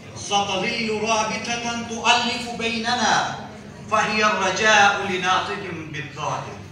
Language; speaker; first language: Arabic; non-native, fluent; Urdu